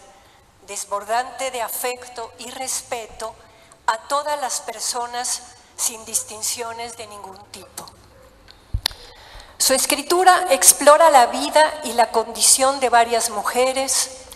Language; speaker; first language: Spanish; native; Spanish